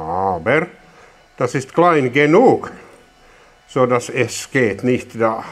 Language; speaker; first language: German; non-native, learner; Finnish